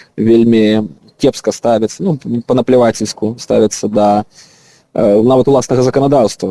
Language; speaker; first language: Belarusian; non-native, local second language; Russian